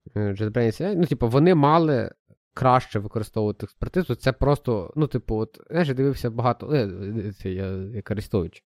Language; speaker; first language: Ukrainian; native; Ukrainian